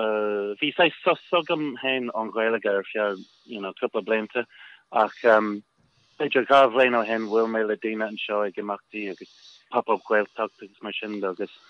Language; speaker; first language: Irish; non-native, local second language; English